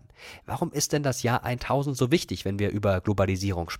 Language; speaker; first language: German; native; German